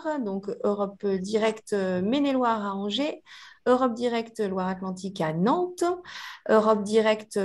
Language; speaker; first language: French; native; French